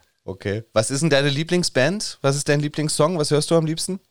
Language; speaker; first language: German; native; German